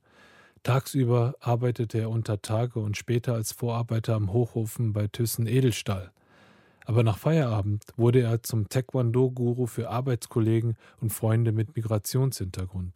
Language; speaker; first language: German; early bilingual, other home language; Korean